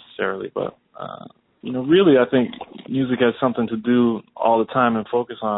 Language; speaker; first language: English; native; English